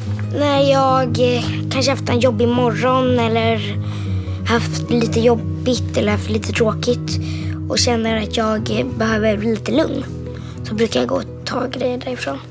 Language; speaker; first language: Swedish; native; Swedish